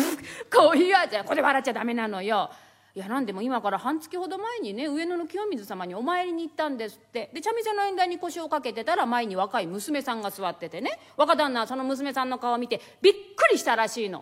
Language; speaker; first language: Japanese; native; Japanese